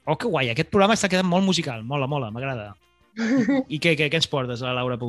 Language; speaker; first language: Catalan; native; Catalan